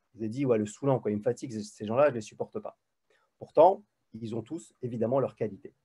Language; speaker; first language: French; native; French